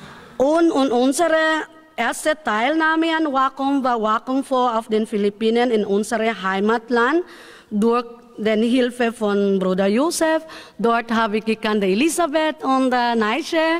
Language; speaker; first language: German; non-native, learner; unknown